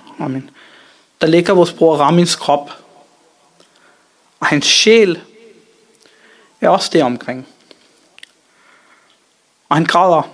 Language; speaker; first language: Danish; early bilingual, other home language; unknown